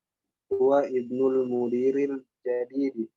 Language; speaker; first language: Arabic; non-native, learner; Indonesian